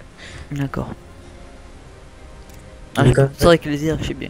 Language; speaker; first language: French; native; French